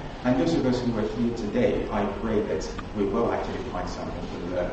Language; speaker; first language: English; non-native, local second language; Yoruba